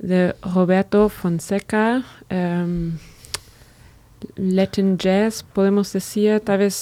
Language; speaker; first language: Spanish; non-native, fluent; German